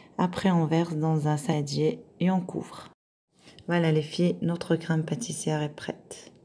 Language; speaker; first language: French; non-native, local second language; Arabic